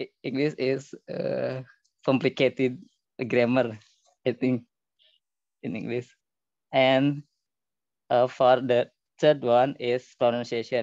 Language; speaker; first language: English; non-native, learner; Indonesian